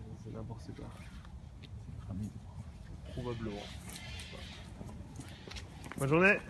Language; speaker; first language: French; early bilingual, other home language; Japanese